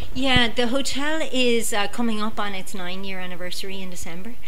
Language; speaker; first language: English; native; English